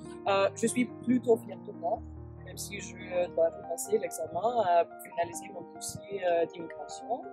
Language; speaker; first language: French; non-native, fluent; English